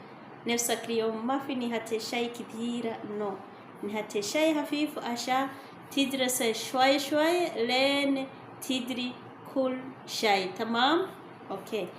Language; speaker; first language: Arabic; non-native, learner; Rundi